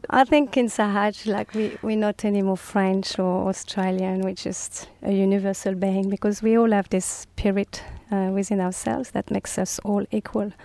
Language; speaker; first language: English; non-native, fluent; French